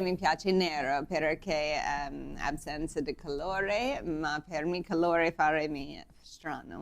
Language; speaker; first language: Italian; non-native, learner; English